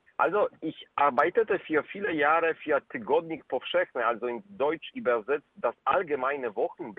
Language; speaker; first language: German; non-native, fluent; Polish